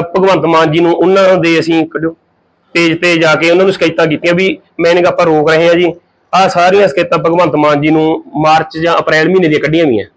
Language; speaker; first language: Punjabi; native; Punjabi